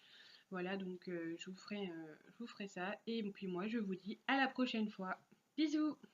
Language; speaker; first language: French; native; French